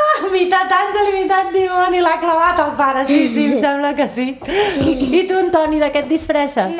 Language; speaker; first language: Catalan; native; Catalan